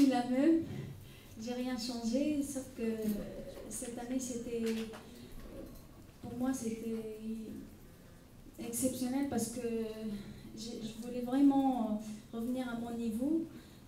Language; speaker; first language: French; non-native, local second language; Arabic